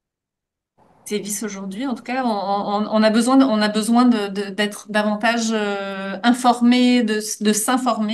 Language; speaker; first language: French; native; French